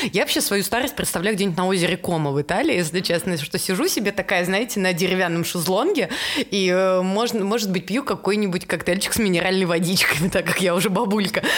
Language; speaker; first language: Russian; native; Russian